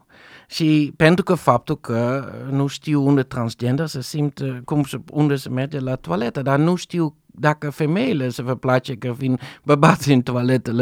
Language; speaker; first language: Romanian; non-native, fluent; Dutch